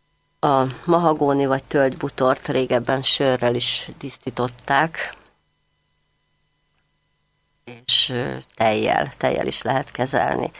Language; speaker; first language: Hungarian; native; Hungarian